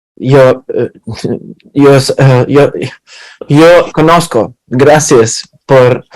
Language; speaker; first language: Spanish; non-native, learner; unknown